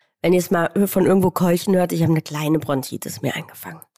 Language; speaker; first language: German; native; German